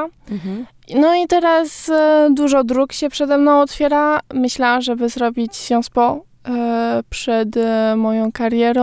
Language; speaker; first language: Polish; early bilingual, heritage; Polish